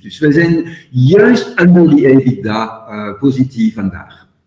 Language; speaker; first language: Dutch; non-native, local second language; French